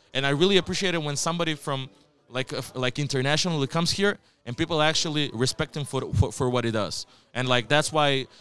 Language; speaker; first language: English; non-native, fluent; Macedonian